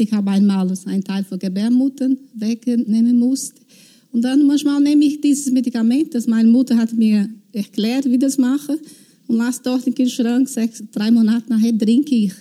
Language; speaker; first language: German; non-native, learner; Portuguese